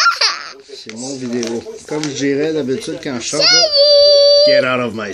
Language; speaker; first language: French; native; French